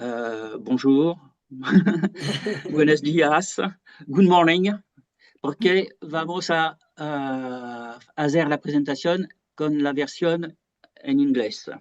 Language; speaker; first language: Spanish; non-native, fluent; French